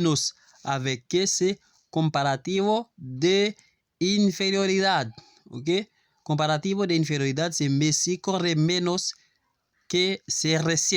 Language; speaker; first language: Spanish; non-native, learner; Haitian Creole